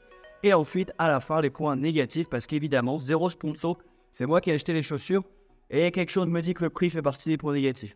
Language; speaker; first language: French; native; French